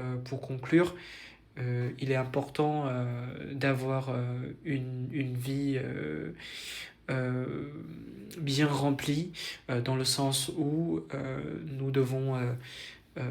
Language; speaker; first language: French; non-native, fluent; Vietnamese